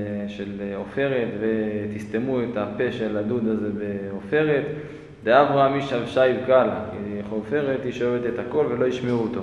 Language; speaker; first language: Hebrew; native; Hebrew